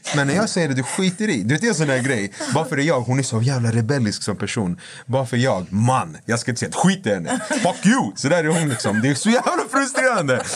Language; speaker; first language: Swedish; native; Swedish